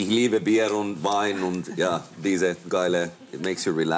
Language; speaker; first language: German; non-native, learner; Finnish